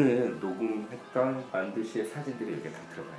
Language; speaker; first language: Korean; native; Korean